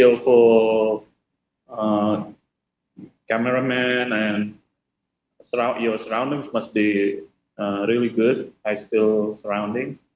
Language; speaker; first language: English; non-native, fluent; Indonesian